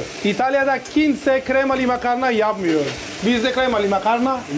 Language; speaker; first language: Turkish; non-native, learner; Italian